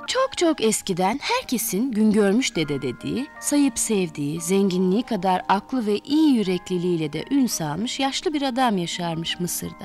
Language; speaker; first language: Turkish; native; Turkish